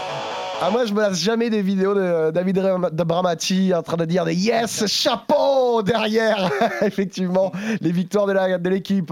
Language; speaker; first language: French; native; French